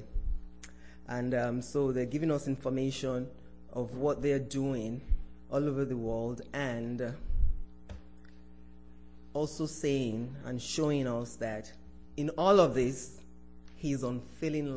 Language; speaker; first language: English; non-native, local second language; Yoruba